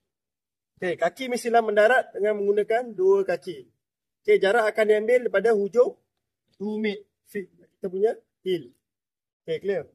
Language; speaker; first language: Malay; native; Malay